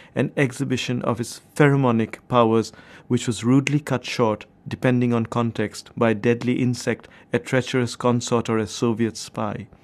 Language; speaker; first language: English; non-native, local second language; Bangla